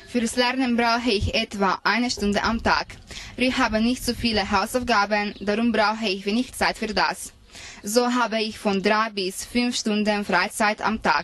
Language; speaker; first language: German; non-native, learner; Slovenian